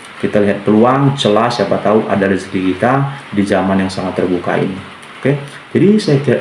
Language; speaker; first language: Indonesian; native; Indonesian